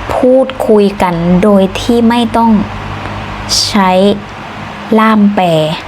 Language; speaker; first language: Thai; native; Thai